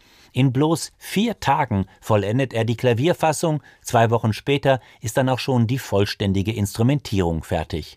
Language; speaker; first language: German; native; German